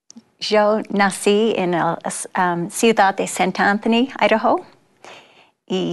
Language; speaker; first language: Spanish; non-native, fluent; English